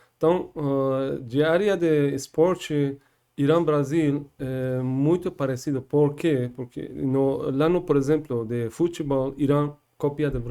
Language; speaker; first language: Portuguese; non-native, learner; Persian